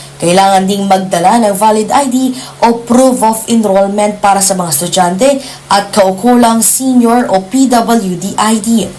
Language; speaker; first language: Filipino; native; Filipino